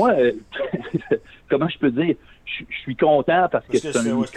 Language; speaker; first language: French; native; French